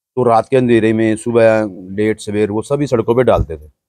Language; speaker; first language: Hindi; native; Hindi